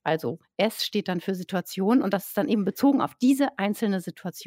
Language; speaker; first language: German; native; German